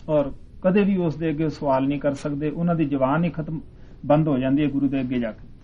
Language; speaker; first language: Punjabi; native; Punjabi